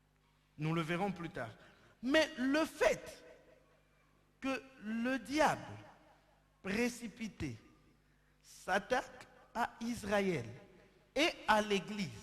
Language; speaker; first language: French; non-native, local second language; Lingala